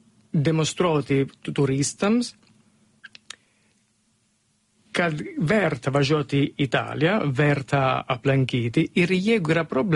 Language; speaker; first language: Lithuanian; non-native, learner; Italian